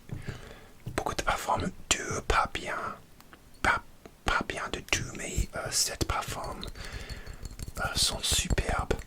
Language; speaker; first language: French; non-native, learner; English